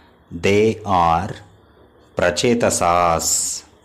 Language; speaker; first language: English; non-native, local second language; Telugu